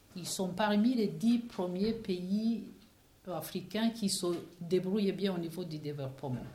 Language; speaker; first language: French; non-native, local second language; Kinyarwanda